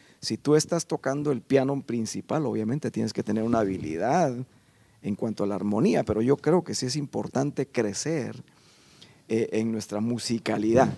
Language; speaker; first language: Spanish; native; Spanish